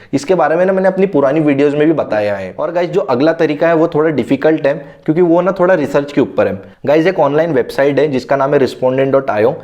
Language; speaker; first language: Hindi; non-native, local second language; Marathi